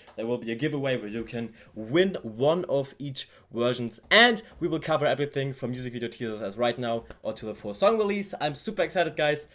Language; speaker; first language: English; non-native, fluent; German